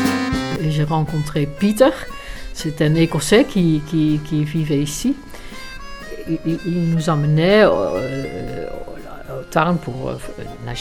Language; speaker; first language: French; non-native, fluent; Dutch